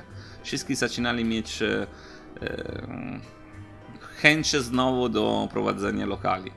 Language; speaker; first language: Polish; non-native, learner; Italian